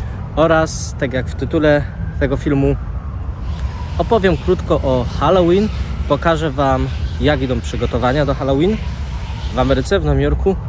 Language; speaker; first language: Polish; native; Polish